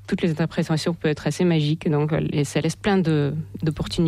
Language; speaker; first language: French; non-native, fluent; Russian